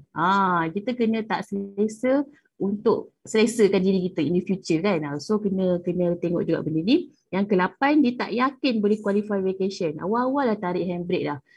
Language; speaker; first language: Malay; native; Malay